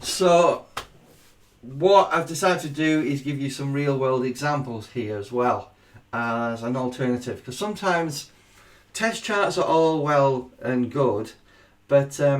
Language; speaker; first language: English; native; English